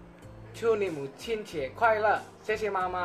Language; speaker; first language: Chinese; early bilingual, other home language; Indonesian